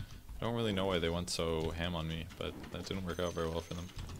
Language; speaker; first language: English; native; English